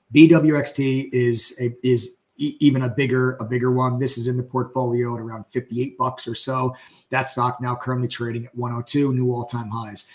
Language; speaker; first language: English; native; English